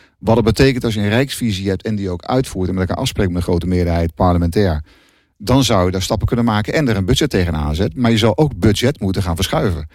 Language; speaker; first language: Dutch; native; Dutch